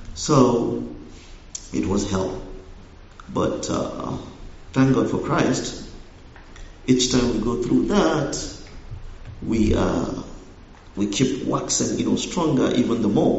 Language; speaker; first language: English; non-native, local second language; Hausa